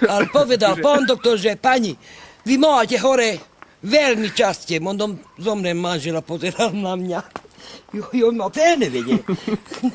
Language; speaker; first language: Slovak; non-native, local second language; Hungarian